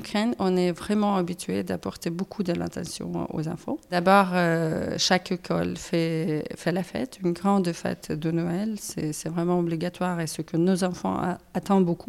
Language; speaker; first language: French; non-native, fluent; Ukrainian